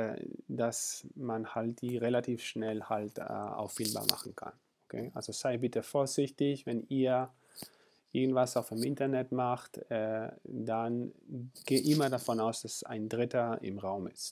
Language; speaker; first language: German; non-native, fluent; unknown